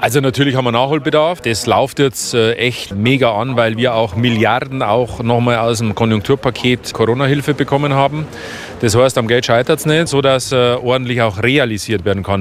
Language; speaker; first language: German; native; German